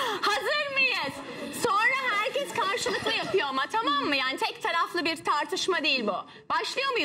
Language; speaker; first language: Turkish; native; Turkish